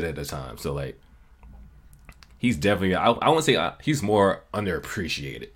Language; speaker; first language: English; native; English